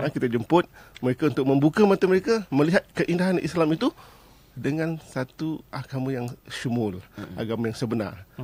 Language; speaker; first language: Malay; non-native, local second language; Chinese